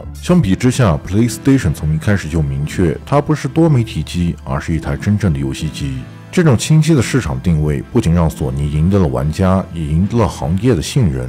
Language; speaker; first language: Chinese; native; Chinese